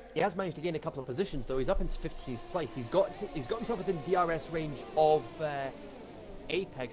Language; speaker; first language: English; native; English